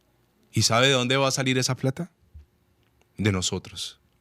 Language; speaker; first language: Spanish; native; Spanish